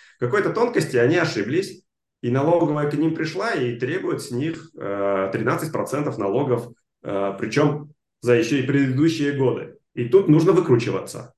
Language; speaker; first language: Russian; non-native, local second language; Armenian